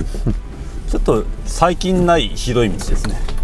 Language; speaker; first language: Japanese; native; Japanese